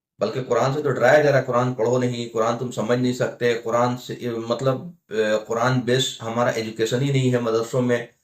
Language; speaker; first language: Urdu; native; Urdu